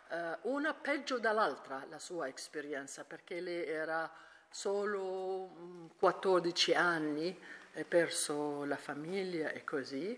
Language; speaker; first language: Italian; non-native, learner; Arabic